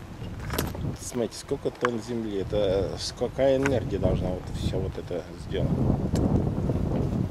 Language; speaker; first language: Russian; native; Russian